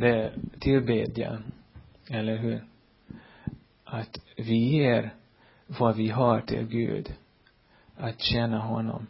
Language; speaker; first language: Swedish; non-native, fluent; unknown